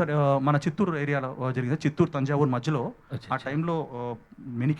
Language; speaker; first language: Telugu; native; Telugu